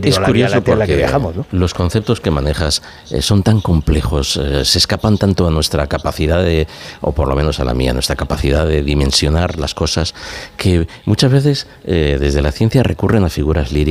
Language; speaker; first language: Spanish; native; Spanish